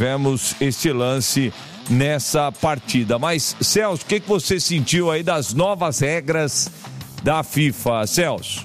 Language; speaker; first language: Portuguese; native; Portuguese